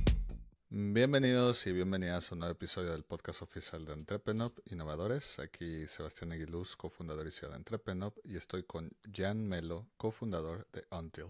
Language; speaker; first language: Spanish; native; Spanish